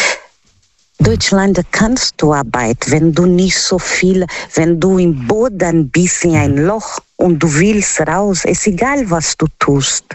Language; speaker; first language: German; non-native, learner; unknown